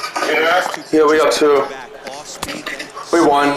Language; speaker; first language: English; native; English